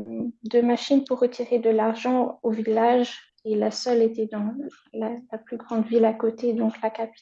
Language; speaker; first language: French; non-native, fluent; German